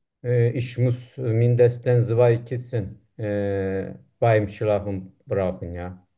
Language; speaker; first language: German; non-native, learner; Turkish